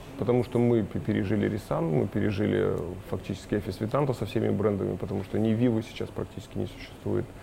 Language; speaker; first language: Russian; native; Russian